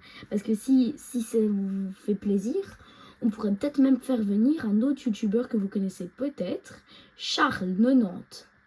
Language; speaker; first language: French; native; French